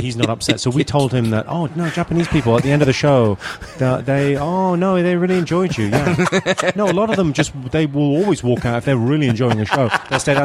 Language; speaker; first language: English; native; English